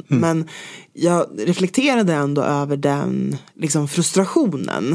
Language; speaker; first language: Swedish; native; Swedish